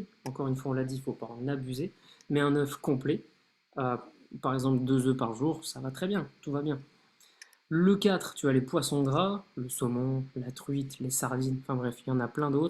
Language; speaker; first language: French; native; French